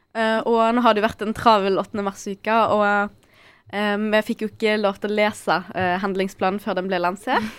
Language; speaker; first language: Norwegian; early bilingual, other home language; Arabic